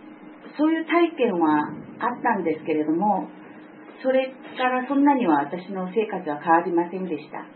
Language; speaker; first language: Japanese; non-native, fluent; Korean